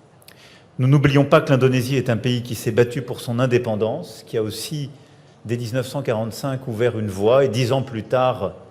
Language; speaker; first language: French; native; French